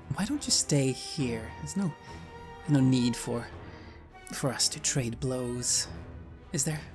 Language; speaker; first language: English; non-native, fluent; Swedish